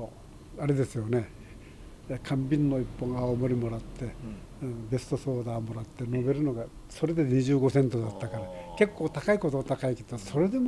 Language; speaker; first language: Japanese; native; Japanese